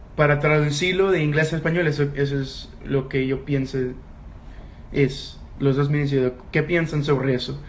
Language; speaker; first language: Spanish; non-native, learner; English